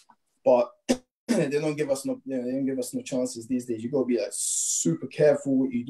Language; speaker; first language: English; native; English